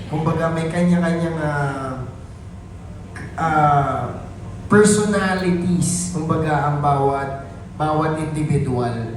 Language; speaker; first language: Filipino; native; Filipino